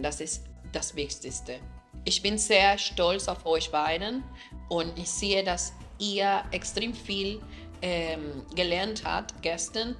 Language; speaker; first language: German; non-native, fluent; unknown